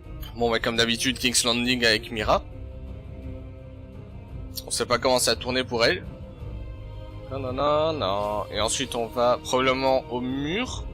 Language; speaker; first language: French; native; French